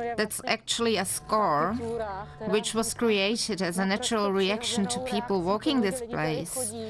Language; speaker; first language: English; non-native, fluent; Czech